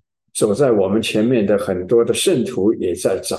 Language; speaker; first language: Chinese; native; Chinese